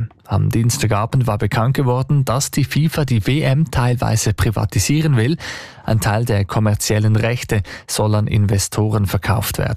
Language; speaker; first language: German; native; German